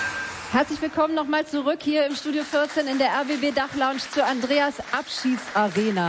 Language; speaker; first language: German; native; German